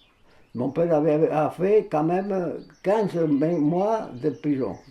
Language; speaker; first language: French; non-native, fluent; Spanish